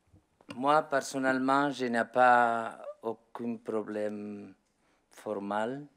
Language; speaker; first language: French; non-native, learner; Spanish